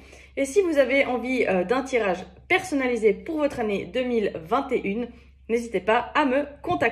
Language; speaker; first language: French; native; French